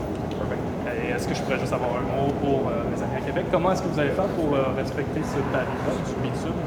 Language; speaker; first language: French; non-native, learner; English